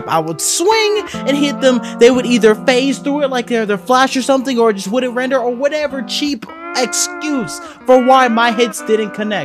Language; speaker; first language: English; native; English